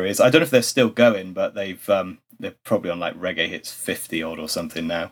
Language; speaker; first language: English; native; English